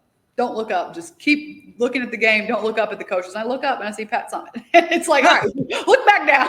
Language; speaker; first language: English; native; English